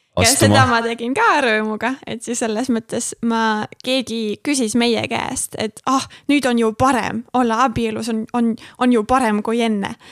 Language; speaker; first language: Estonian; non-native, fluent; German